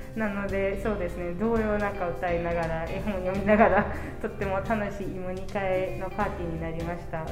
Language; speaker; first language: Japanese; non-native, fluent; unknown